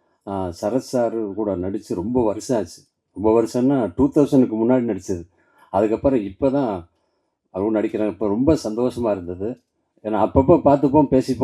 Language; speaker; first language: Tamil; native; Tamil